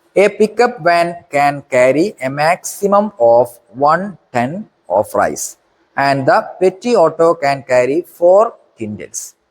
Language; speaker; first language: English; non-native, local second language; Malayalam